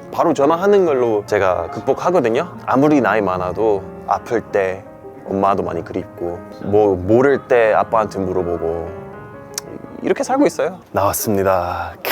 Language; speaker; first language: Korean; non-native, fluent; English